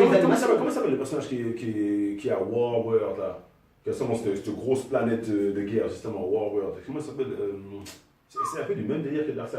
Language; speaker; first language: French; native; French